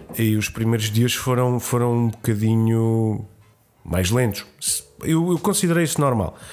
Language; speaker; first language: Portuguese; native; Portuguese